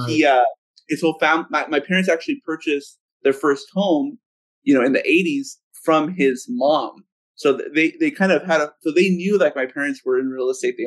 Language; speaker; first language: English; early bilingual, other home language; Spanish